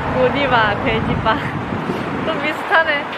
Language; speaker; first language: Korean; non-native, fluent; Chinese